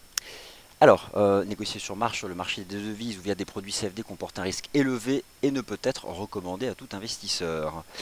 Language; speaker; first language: French; native; French